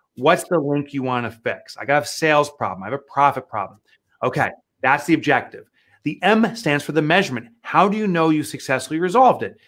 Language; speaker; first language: English; native; English